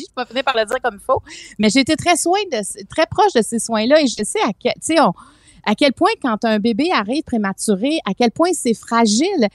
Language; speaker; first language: French; native; French